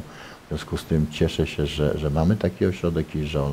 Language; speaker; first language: Polish; native; Polish